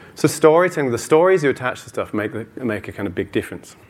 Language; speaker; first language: English; native; English